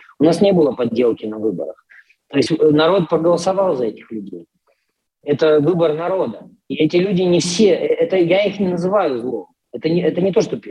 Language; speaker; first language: Russian; native; Russian